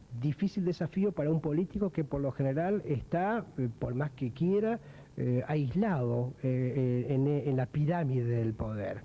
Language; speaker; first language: Spanish; native; Spanish